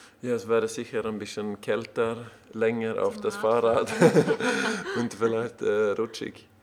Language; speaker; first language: German; non-native, learner; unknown